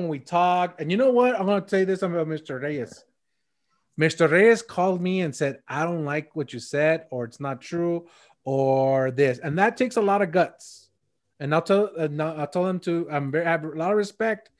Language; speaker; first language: English; early bilingual, other home language; Spanish